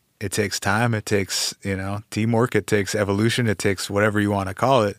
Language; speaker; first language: English; native; English